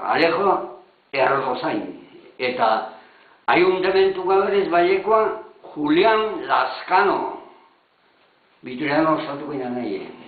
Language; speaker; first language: Basque; native; Basque